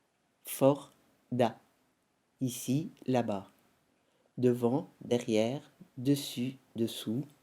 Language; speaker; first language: French; native; French